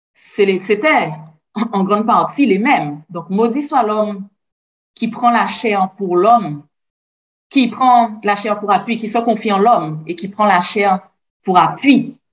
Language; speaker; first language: French; native; French